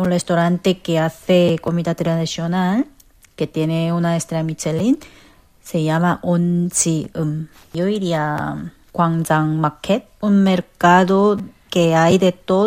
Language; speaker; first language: Spanish; non-native, fluent; Korean